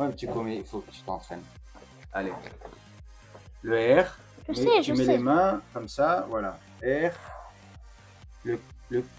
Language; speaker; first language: French; native; French